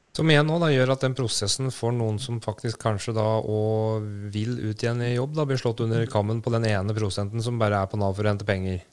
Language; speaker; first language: Norwegian; native; Norwegian